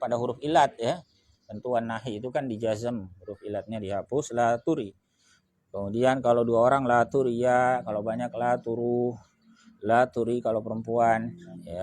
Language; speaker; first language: Indonesian; native; Indonesian